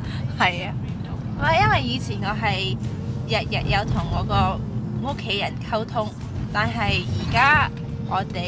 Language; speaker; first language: Cantonese; early bilingual, heritage; Cantonese